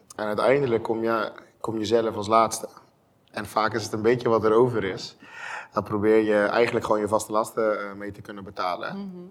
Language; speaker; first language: Dutch; non-native, local second language; Papiamento